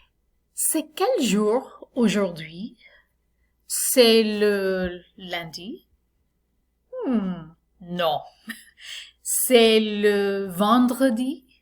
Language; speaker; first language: French; non-native, fluent; English